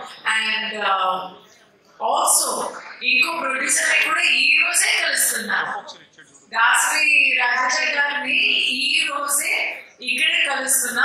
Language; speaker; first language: Telugu; non-native, local second language; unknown